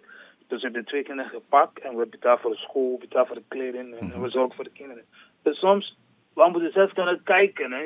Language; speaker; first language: Dutch; non-native, learner; English